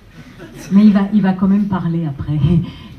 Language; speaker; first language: French; native; French